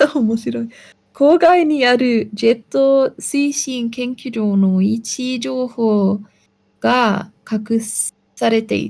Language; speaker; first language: Japanese; non-native, learner; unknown